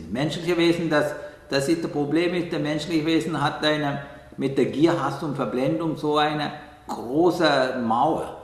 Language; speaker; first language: German; non-native, learner; Sinhala